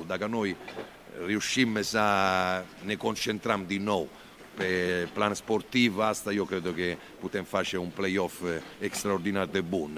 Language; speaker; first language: Romanian; non-native, learner; Italian